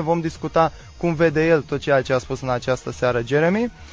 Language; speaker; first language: Romanian; native; Romanian